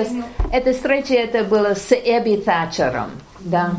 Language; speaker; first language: Russian; non-native, learner; English